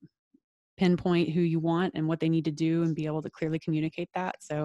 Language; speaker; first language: English; native; English